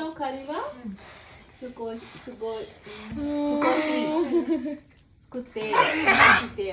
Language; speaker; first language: Japanese; non-native, learner; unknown